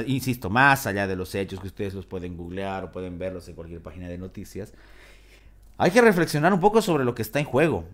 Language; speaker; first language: Spanish; native; Spanish